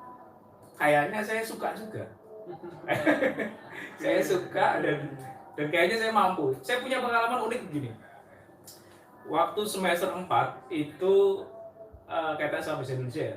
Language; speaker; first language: Indonesian; native; Indonesian